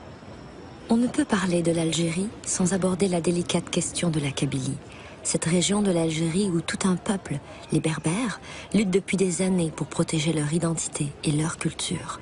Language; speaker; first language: French; native; French